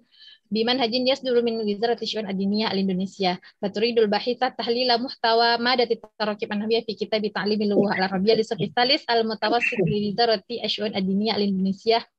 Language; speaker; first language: Arabic; non-native, fluent; Indonesian